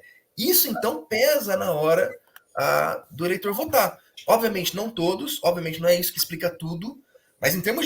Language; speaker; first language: Portuguese; native; Portuguese